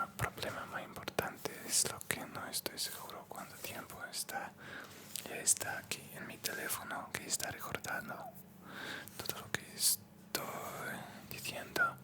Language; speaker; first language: Spanish; non-native, learner; Russian